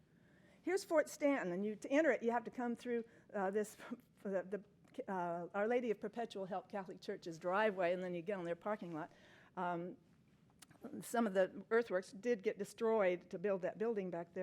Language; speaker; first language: English; native; English